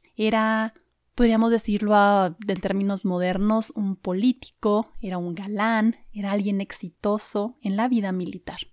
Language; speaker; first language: Spanish; native; Spanish